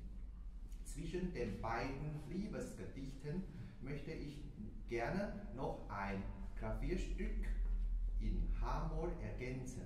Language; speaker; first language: German; non-native, fluent; Chinese